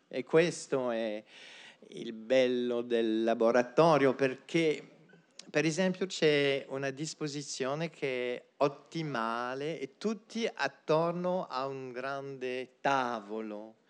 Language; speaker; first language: Italian; non-native, fluent; French